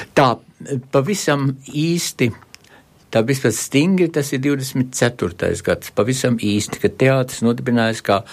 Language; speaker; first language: Latvian; native; Latvian